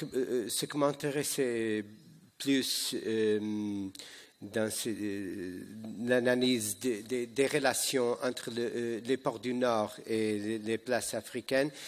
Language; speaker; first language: French; non-native, fluent; Portuguese